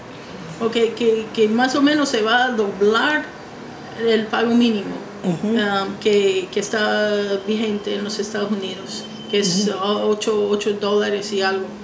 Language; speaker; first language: Spanish; non-native, fluent; English